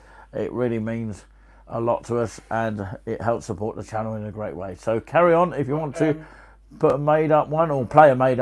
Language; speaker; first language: English; native; English